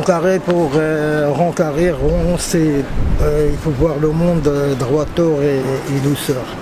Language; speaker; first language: French; non-native, local second language; Arabic